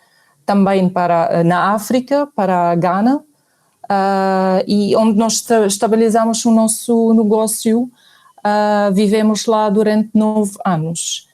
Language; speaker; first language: Portuguese; non-native, fluent; Arabic